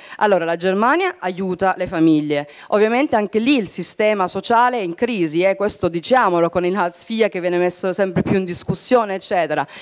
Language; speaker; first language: Italian; early bilingual, heritage; Italian